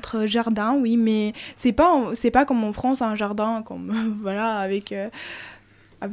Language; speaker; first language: French; non-native, fluent; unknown